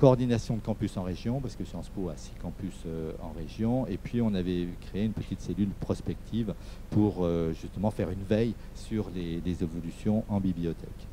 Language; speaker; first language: French; native; French